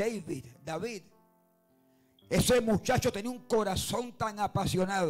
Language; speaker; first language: Spanish; native; Spanish